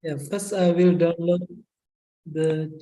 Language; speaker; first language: English; non-native, fluent; Indonesian